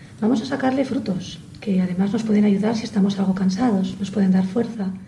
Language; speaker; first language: Spanish; native; Spanish